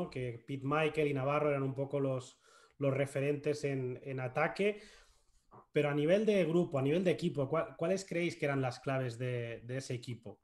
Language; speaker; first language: Spanish; native; Spanish